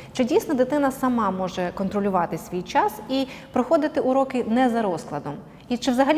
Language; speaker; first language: Ukrainian; native; Ukrainian